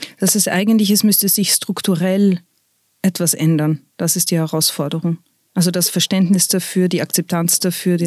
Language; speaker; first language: German; native; German